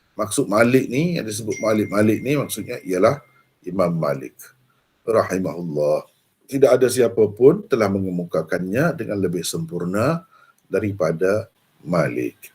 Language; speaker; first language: Malay; native; Malay